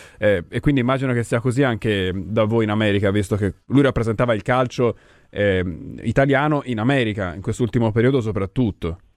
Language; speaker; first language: Italian; native; Italian